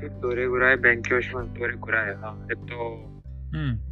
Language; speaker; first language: Japanese; non-native, learner; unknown